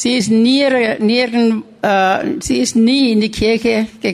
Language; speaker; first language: German; non-native, learner; Thai